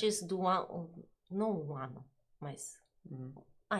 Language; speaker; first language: Portuguese; non-native, learner; Russian